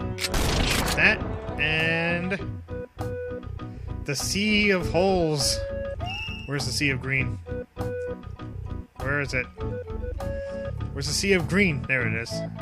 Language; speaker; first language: English; native; English